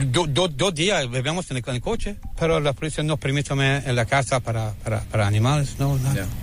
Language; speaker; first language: Spanish; non-native, learner; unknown